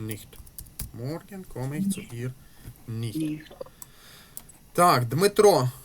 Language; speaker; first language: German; non-native, fluent; Ukrainian